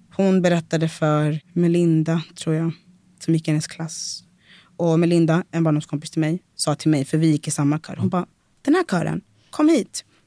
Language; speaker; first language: Swedish; native; Swedish